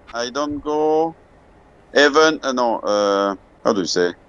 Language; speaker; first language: English; non-native, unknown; French